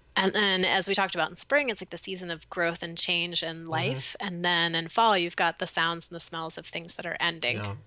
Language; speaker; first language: English; native; English